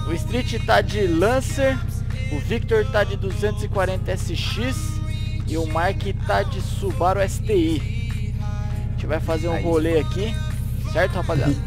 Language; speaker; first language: Portuguese; native; Portuguese